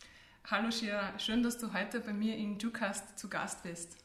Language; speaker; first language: German; native; German